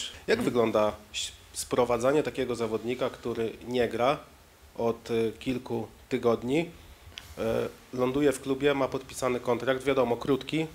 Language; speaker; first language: Polish; native; Polish